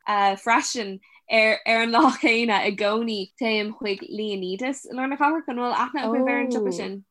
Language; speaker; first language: Irish; non-native, local second language; English